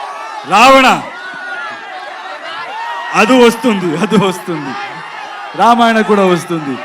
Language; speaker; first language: Telugu; non-native, learner; Kannada